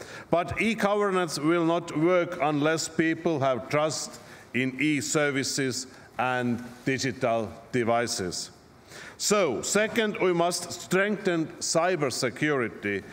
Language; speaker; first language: English; non-native, fluent; Estonian